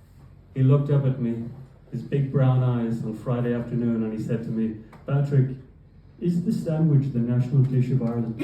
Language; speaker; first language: English; native; English